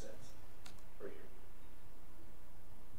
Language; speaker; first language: English; native; English